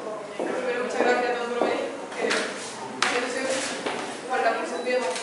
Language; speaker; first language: Spanish; native; Spanish